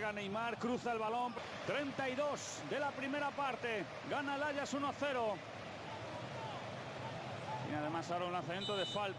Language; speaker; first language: Spanish; native; Spanish